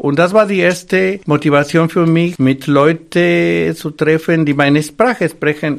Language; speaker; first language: German; non-native, fluent; Spanish